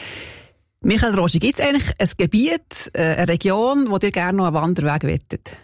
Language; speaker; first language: German; native; German